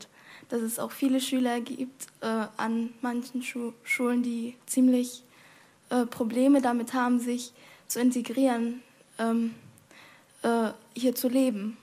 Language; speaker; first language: German; non-native, fluent; Arabic